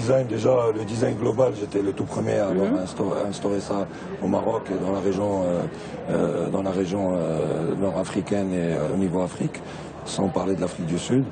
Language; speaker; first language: French; non-native, local second language; Arabic